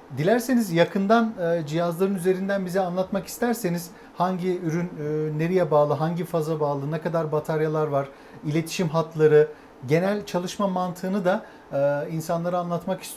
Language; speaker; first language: Turkish; native; Turkish